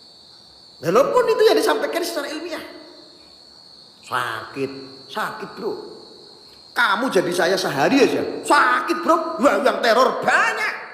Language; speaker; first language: Indonesian; non-native, local second language; Javanese